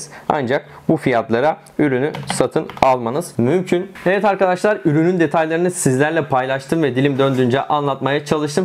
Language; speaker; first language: Turkish; native; Turkish